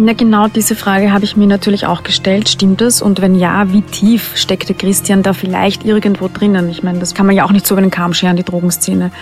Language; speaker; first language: German; native; German